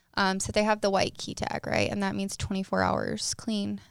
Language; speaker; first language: English; native; English